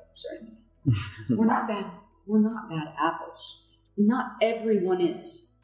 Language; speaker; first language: English; native; English